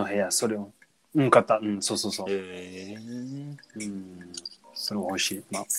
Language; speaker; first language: Japanese; non-native, learner; English